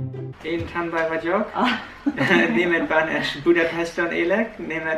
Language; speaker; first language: Hungarian; non-native, learner; German